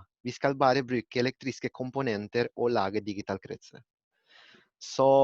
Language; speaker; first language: Norwegian; non-native, learner; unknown